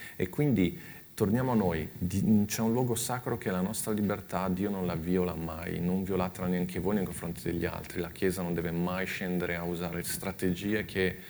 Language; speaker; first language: Italian; native; Italian